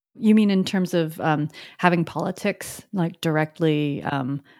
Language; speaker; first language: English; native; English